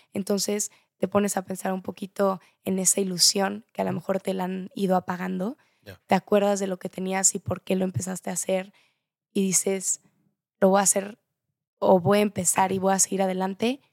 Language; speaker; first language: Spanish; native; Spanish